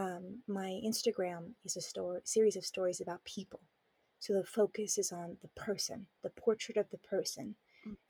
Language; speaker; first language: English; native; English